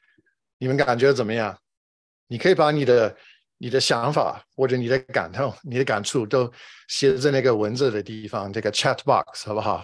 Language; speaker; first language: Chinese; non-native, fluent; English